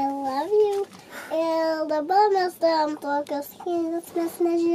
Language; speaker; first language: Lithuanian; early bilingual, heritage; Lithuanian